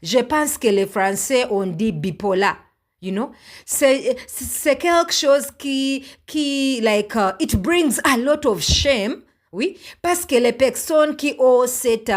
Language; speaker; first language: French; non-native, learner; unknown